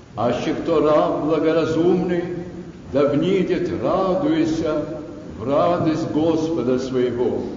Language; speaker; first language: Russian; native; Russian